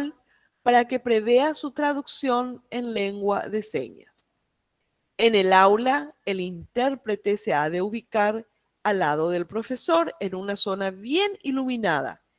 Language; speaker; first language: Spanish; native; Spanish